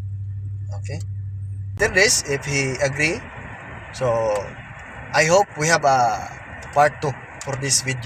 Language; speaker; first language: English; non-native, local second language; Filipino